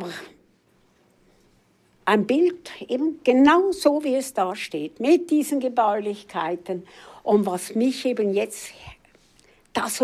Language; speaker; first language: German; native; German